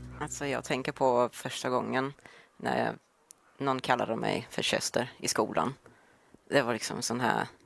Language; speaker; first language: Swedish; early bilingual, other home language; Polish